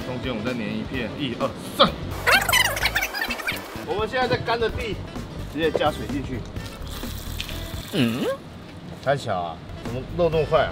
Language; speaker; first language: Chinese; native; Chinese